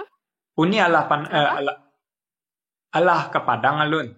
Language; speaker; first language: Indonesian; early bilingual, heritage; Indonesian